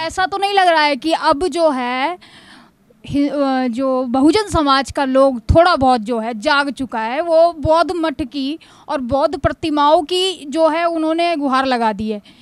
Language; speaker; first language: Hindi; native; Hindi